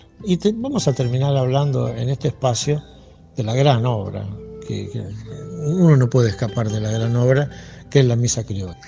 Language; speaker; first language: Spanish; native; Spanish